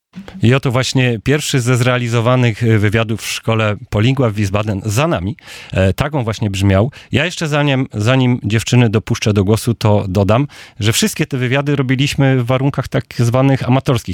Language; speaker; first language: Polish; native; Polish